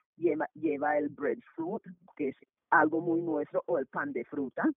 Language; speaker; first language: Spanish; non-native, local second language; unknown